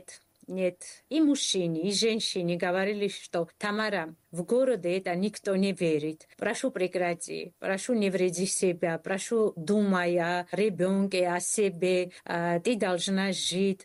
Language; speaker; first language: Russian; non-native, fluent; Georgian